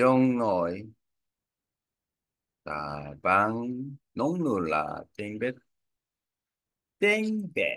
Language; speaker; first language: Vietnamese; non-native, learner; Korean